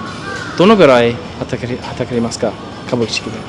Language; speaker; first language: Japanese; non-native, learner; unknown